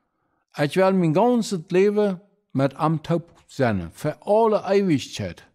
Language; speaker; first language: German; non-native, local second language; Plautdietsch